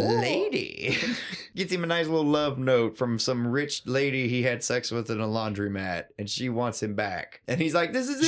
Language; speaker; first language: English; native; English